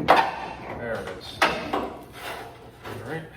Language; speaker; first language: English; native; English